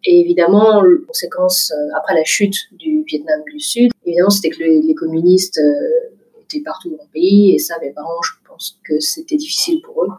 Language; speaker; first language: French; early bilingual, other home language; Vietnamese